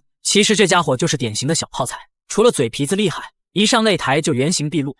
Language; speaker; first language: Chinese; native; Chinese